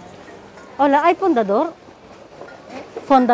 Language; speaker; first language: Spanish; non-native, learner; Filipino